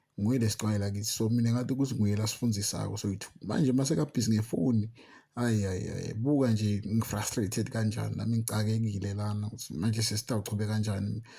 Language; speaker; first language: Zulu; non-native, local second language; Swati